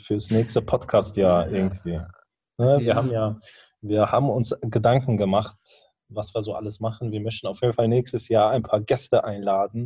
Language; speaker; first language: German; native; German